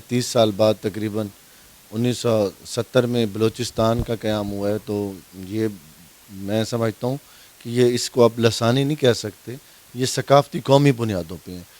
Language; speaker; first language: Urdu; non-native, local second language; Saraiki